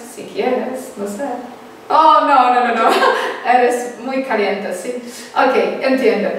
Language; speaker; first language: Spanish; non-native, learner; Czech